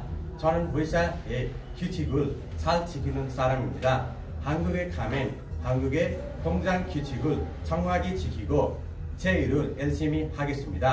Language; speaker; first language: Korean; non-native, learner; Nepali